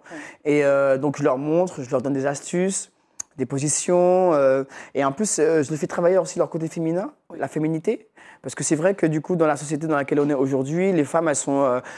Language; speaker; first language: French; native; French